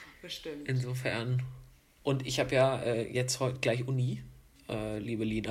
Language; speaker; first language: German; native; German